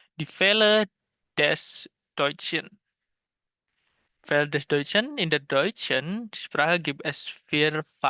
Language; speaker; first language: German; non-native, fluent; Indonesian